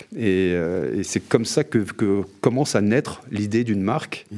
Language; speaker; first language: French; native; French